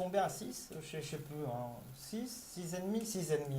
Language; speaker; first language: French; native; French